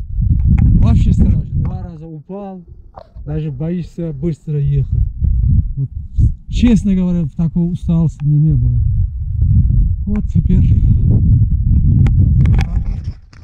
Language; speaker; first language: Russian; non-native, fluent; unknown